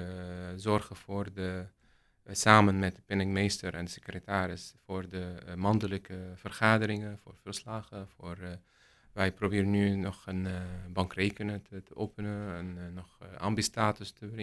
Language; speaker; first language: Dutch; non-native, learner; Arabic